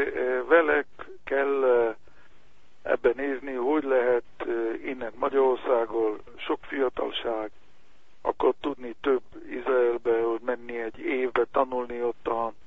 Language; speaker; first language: Hungarian; non-native, learner; Hebrew